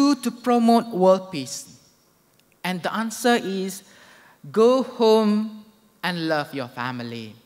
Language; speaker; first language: English; non-native, local second language; Malay